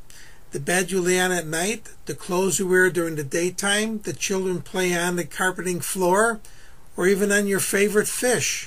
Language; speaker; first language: English; native; English